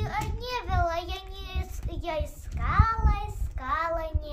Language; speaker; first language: Russian; early bilingual, heritage; Russian